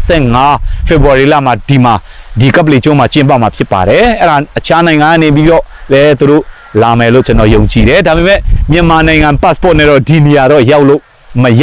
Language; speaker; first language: Burmese; non-native, fluent; Mizo